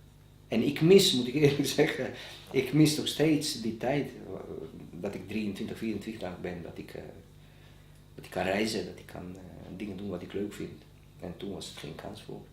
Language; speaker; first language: Dutch; non-native, fluent; Bosnian